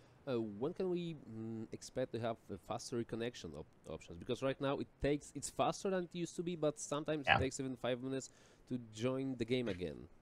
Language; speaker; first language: English; non-native, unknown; Polish